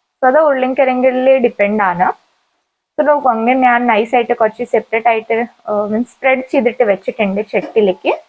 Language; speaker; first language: Malayalam; non-native, learner; Hindi